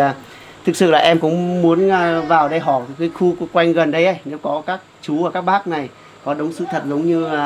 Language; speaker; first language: Vietnamese; native; Vietnamese